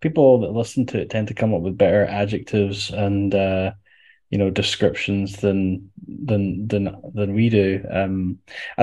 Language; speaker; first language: English; native; English